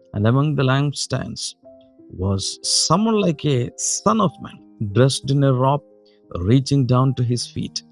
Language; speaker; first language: English; non-native, local second language; Malayalam